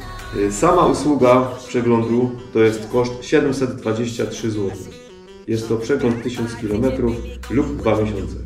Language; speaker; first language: Polish; native; Polish